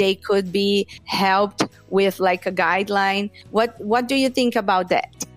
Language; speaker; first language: English; non-native, fluent; Portuguese